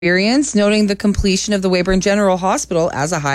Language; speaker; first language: English; native; English